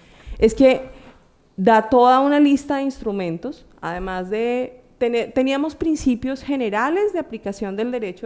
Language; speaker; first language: Spanish; native; Spanish